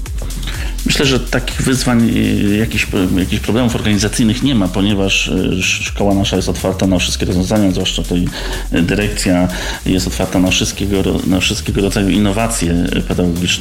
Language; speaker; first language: Polish; native; Polish